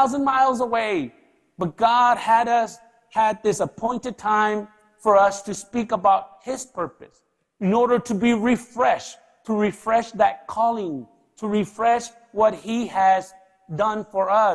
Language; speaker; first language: English; early bilingual, other home language; Spanish